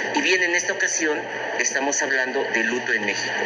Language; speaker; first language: Spanish; native; Spanish